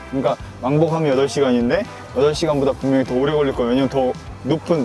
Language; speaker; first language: Korean; native; Korean